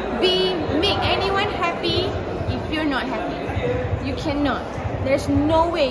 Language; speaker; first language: English; non-native, local second language; Malay